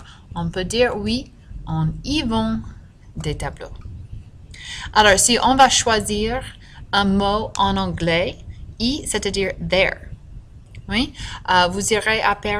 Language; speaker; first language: French; non-native, fluent; English